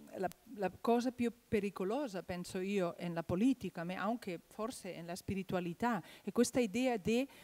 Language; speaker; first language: Italian; non-native, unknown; Catalan